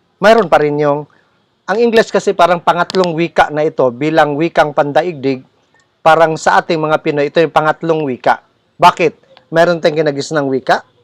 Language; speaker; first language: Filipino; non-native, local second language; Cebuano